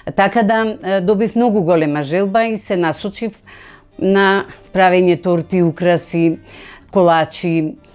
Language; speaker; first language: Macedonian; native; Macedonian